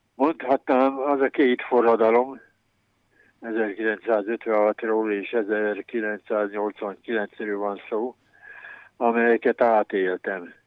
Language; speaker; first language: Hungarian; native; Hungarian